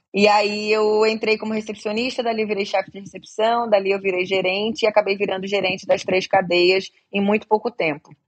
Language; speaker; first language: Portuguese; native; Portuguese